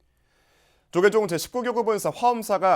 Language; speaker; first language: Korean; native; Korean